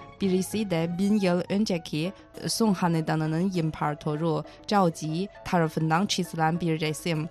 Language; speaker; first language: Turkish; non-native, fluent; Chinese